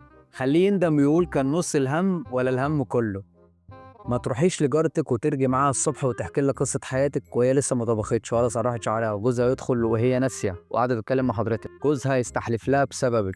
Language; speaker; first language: Arabic; native; Arabic